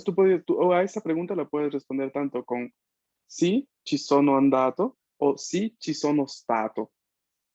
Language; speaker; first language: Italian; non-native, fluent; Spanish